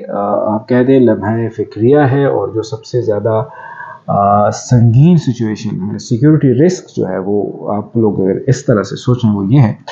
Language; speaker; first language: Urdu; non-native, local second language; Pashto